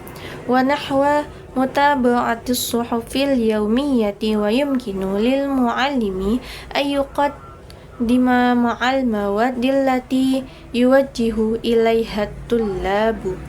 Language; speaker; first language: Arabic; non-native, learner; Indonesian